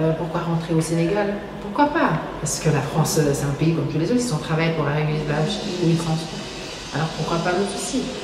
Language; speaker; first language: French; non-native, local second language; Wolof